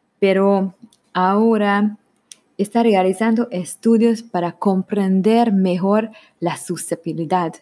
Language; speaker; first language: Spanish; non-native, learner; Hungarian